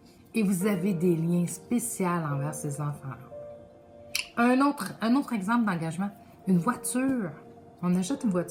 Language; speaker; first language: French; native; French